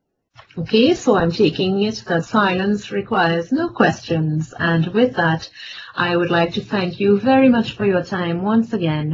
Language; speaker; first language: English; native; English